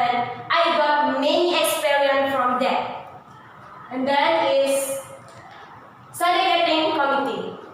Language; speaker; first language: English; non-native, learner; Indonesian